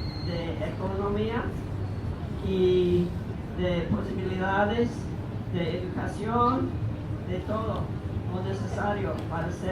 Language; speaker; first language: Spanish; non-native, learner; English